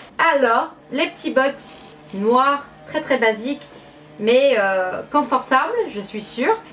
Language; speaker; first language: French; non-native, fluent; English